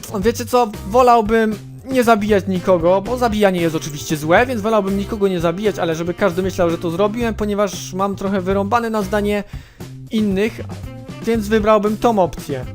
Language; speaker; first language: Polish; native; Polish